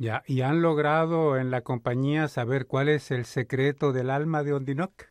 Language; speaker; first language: Spanish; native; Spanish